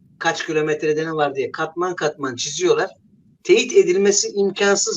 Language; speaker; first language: Turkish; native; Turkish